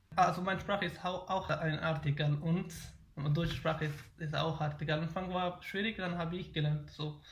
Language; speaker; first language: German; non-native, learner; Pashto